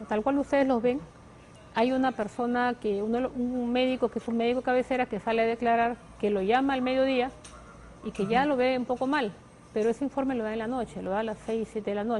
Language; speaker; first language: Spanish; native; Spanish